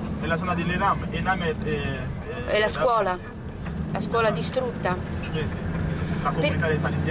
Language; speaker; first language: Italian; non-native, fluent; Haitian Creole